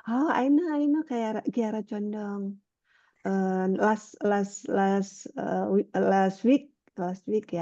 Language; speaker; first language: English; non-native, learner; Indonesian